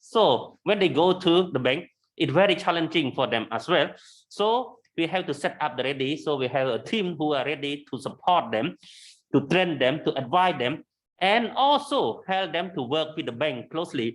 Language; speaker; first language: English; non-native, learner; Khmer